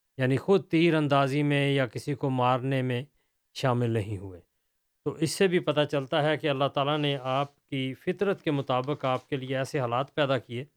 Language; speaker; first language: Urdu; native; Urdu